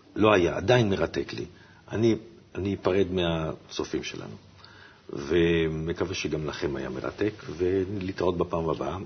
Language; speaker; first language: Hebrew; native; Hebrew